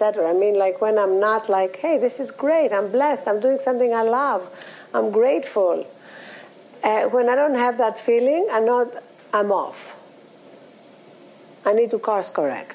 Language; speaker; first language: English; non-native, fluent; Greek